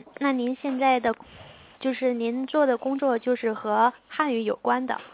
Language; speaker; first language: Chinese; native; Chinese